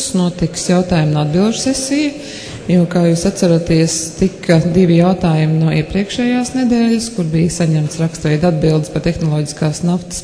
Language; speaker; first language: Latvian; native; Latvian